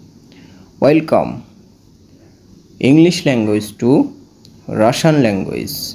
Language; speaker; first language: English; non-native, learner; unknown